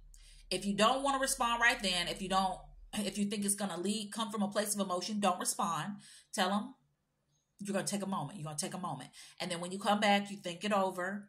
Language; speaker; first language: English; native; English